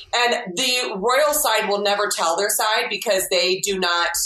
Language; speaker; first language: English; native; English